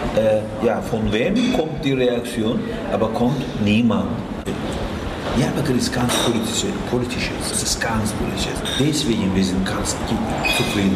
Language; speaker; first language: German; non-native, learner; Turkish